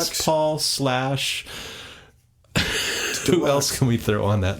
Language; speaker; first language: English; native; English